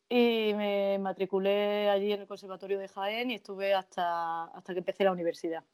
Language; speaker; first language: Spanish; native; Spanish